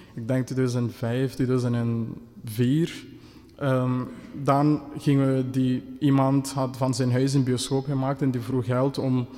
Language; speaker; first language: Dutch; non-native, fluent; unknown